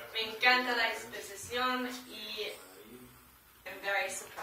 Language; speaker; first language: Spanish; non-native, learner; English